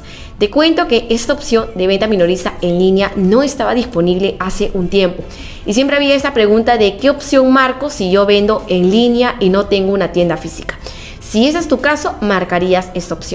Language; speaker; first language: Spanish; native; Spanish